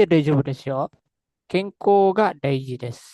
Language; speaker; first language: Japanese; non-native, fluent; Indonesian